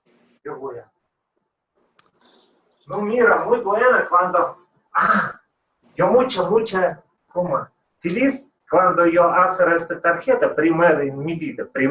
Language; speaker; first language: Spanish; non-native, learner; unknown